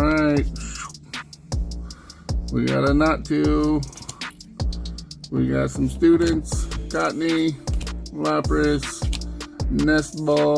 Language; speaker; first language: English; native; English